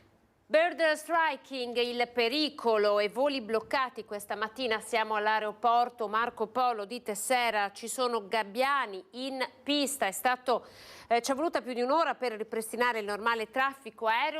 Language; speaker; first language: Italian; native; Italian